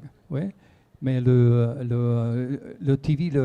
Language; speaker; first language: French; non-native, fluent; Spanish